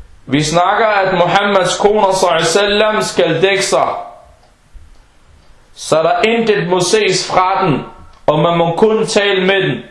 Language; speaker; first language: Danish; non-native, fluent; Arabic